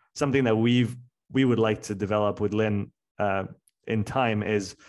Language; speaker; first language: English; non-native, fluent; French